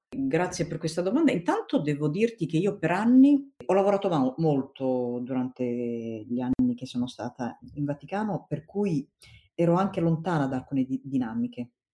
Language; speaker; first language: Italian; non-native, fluent; Tigrinya